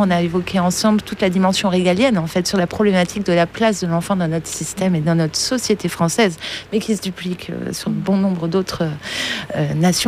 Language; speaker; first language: French; native; French